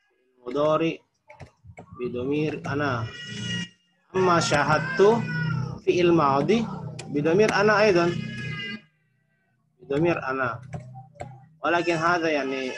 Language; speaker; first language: Arabic; non-native, fluent; Indonesian